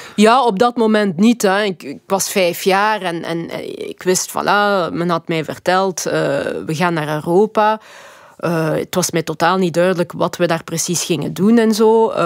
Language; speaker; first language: Dutch; early bilingual, other home language; Lingala